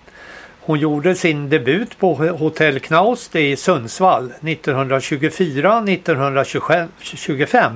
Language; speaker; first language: Swedish; native; Swedish